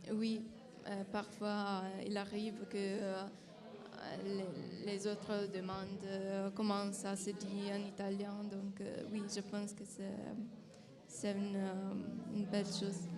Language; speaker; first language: French; non-native, fluent; Italian